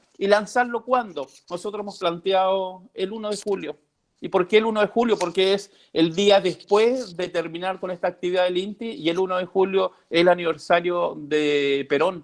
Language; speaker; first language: Spanish; native; Spanish